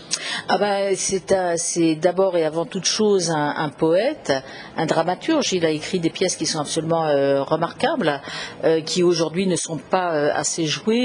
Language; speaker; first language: French; native; French